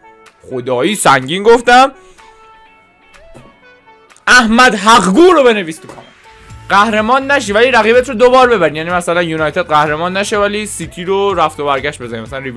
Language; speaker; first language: Persian; native; Persian